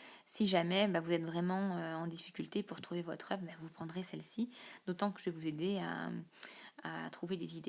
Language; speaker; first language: French; native; French